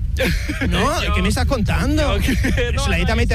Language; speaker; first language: Spanish; native; Spanish